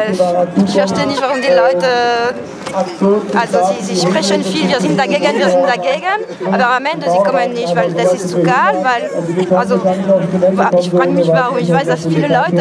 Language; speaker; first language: German; non-native, fluent; French